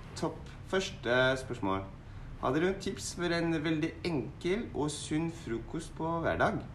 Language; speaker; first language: Norwegian; non-native, fluent; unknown